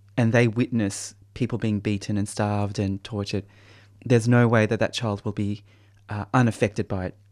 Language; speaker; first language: English; native; English